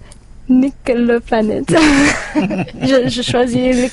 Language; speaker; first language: French; non-native, learner; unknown